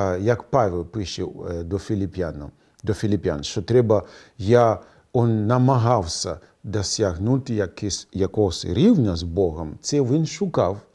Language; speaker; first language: Ukrainian; non-native, fluent; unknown